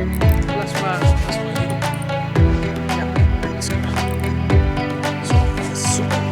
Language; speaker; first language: German; non-native, learner; Dutch